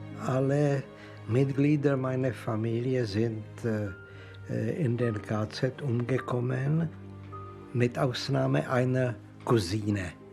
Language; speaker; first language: German; non-native, fluent; Czech